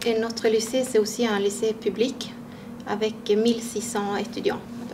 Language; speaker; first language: French; non-native, fluent; Swedish